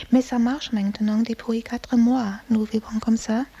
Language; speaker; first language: French; non-native, learner; German